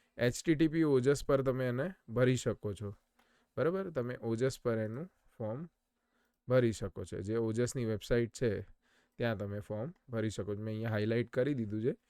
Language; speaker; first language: Gujarati; native; Gujarati